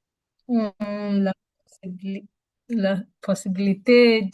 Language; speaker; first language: French; non-native, learner; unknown